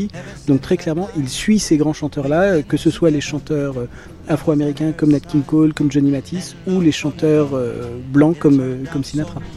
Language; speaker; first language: French; native; French